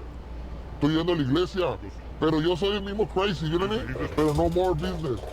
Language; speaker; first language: Spanish; native; Spanish